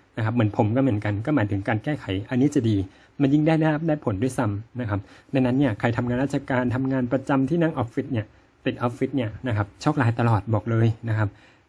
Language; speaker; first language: Thai; native; Thai